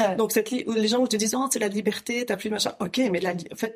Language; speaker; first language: French; native; French